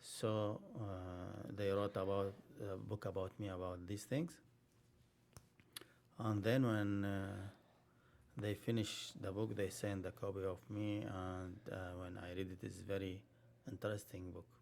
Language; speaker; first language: English; non-native, learner; Arabic